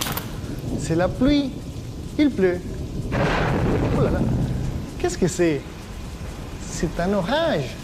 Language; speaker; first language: French; non-native, fluent; Spanish